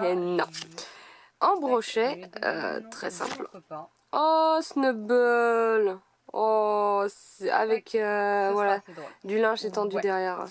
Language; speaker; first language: French; native; French